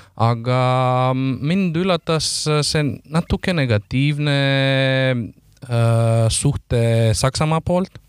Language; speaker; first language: Estonian; non-native, fluent; Macedonian